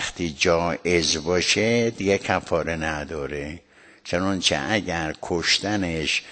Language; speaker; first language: Persian; native; Persian